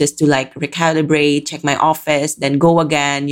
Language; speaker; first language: English; non-native, local second language; Filipino